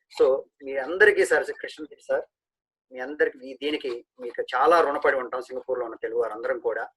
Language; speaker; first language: Telugu; native; Telugu